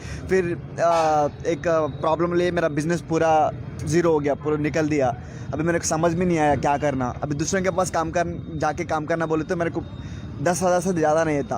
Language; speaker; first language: Hindi; non-native, local second language; Telugu